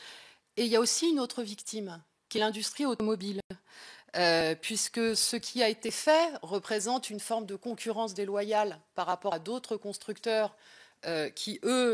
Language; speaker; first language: French; native; French